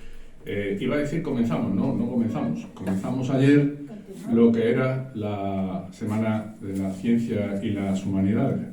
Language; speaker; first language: Spanish; native; Spanish